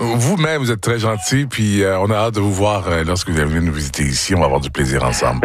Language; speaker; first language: French; native; French